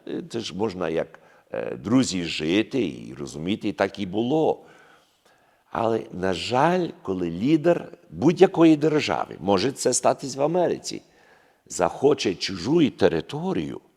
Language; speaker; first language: Ukrainian; early bilingual, heritage; Ukrainian